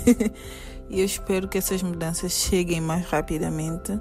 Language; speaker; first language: Portuguese; native; Portuguese